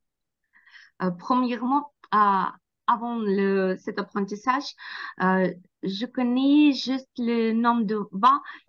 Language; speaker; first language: French; non-native, learner; Ukrainian